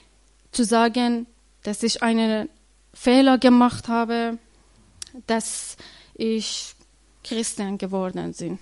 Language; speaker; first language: German; non-native, learner; Persian